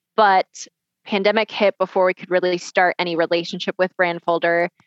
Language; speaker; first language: English; native; English